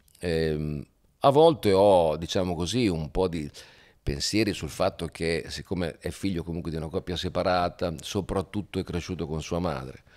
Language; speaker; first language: Italian; native; Italian